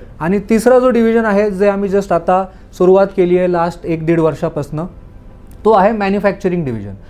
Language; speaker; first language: Marathi; non-native, local second language; Gujarati